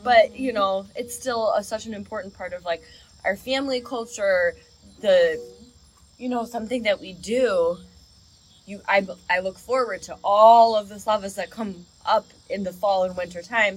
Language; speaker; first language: English; early bilingual, other home language; Serbian